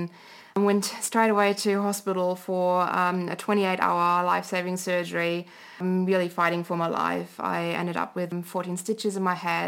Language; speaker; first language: English; non-native, fluent; German